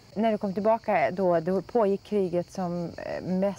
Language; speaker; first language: Swedish; native; Swedish